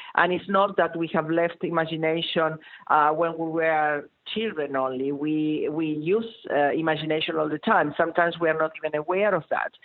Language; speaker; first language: English; non-native, fluent; Spanish